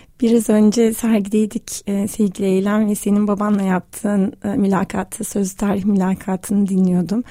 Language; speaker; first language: Turkish; native; Turkish